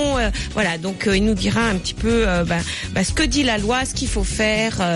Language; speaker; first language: French; native; French